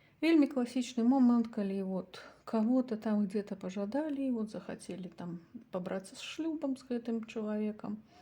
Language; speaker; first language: Belarusian; native; Belarusian